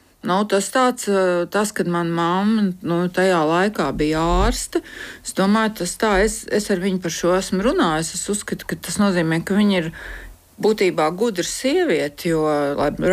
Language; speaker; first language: Latvian; native; Latvian